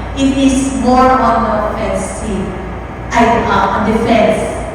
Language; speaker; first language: English; non-native, local second language; Filipino